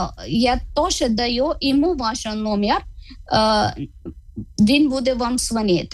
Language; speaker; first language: Ukrainian; non-native, learner; Malayalam